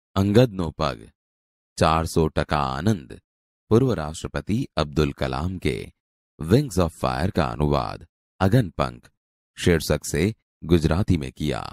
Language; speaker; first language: Hindi; non-native, local second language; Gujarati